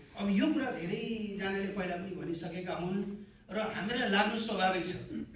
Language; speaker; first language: Nepali; native; Nepali